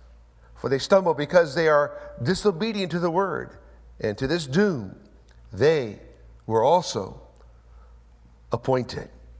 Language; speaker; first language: English; native; English